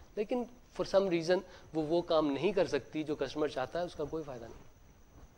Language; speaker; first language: Urdu; native; Urdu